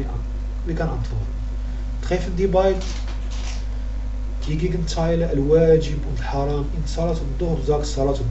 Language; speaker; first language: German; non-native, fluent; Arabic